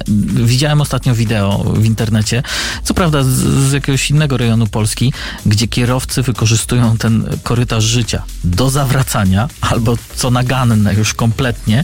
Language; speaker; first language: Polish; native; Polish